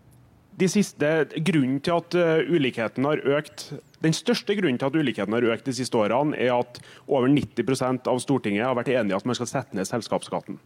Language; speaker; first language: Norwegian; native; Norwegian